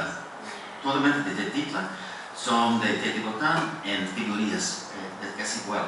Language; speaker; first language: Spanish; non-native, fluent; English